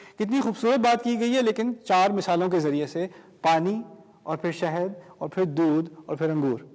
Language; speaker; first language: Urdu; early bilingual, heritage; Urdu